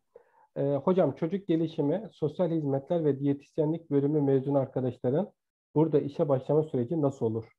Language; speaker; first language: Turkish; native; Turkish